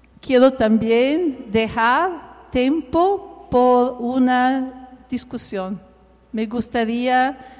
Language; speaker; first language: Spanish; non-native, fluent; Italian